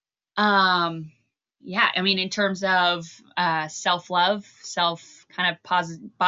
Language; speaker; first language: English; native; English